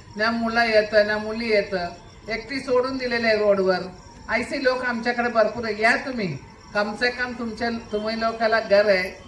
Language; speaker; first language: Marathi; non-native, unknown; Malayalam